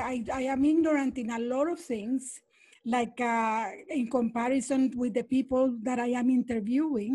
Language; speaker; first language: English; non-native, fluent; Spanish